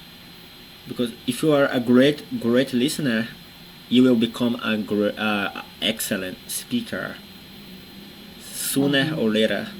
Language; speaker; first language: English; non-native, fluent; Portuguese